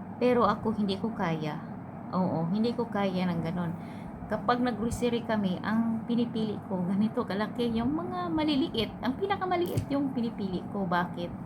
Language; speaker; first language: Filipino; non-native, local second language; Cebuano